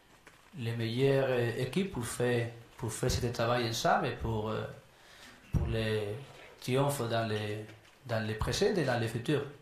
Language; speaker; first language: French; non-native, learner; Spanish